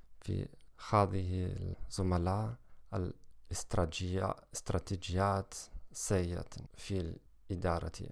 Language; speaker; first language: Arabic; non-native, learner; German